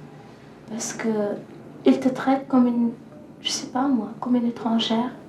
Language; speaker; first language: French; non-native, fluent; Russian